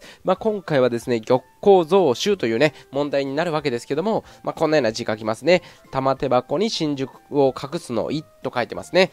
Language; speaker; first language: Japanese; native; Japanese